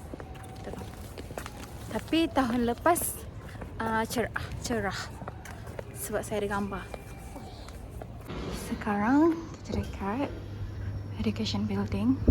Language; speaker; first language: Malay; native; Malay